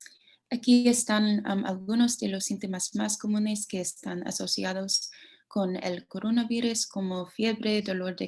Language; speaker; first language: Spanish; non-native, learner; English